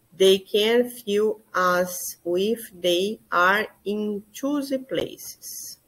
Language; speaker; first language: English; non-native, learner; Portuguese